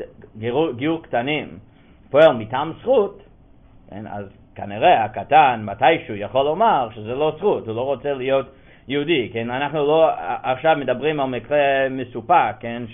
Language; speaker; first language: Hebrew; non-native, fluent; English